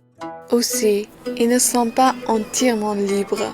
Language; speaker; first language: French; non-native, learner; Persian